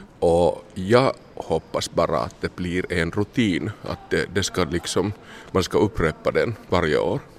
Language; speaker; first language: Swedish; non-native, local second language; Finnish